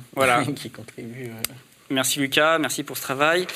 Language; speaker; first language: French; native; French